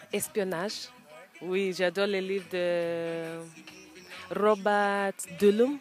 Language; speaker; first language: French; non-native, learner; English